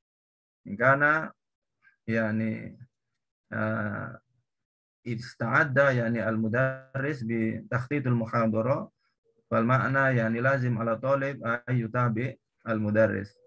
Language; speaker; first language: Arabic; non-native, learner; Indonesian